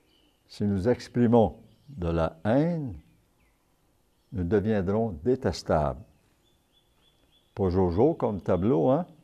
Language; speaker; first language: French; native; French